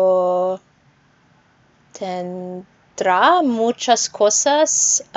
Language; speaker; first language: Spanish; non-native, learner; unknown